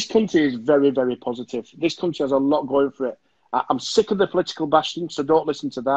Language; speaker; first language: English; native; English